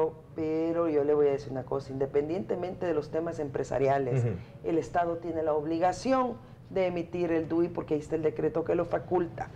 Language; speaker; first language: Spanish; native; Spanish